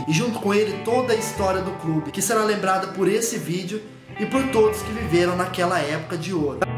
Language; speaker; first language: Portuguese; native; Portuguese